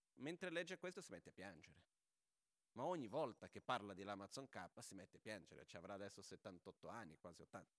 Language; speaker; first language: Italian; non-native, fluent; Portuguese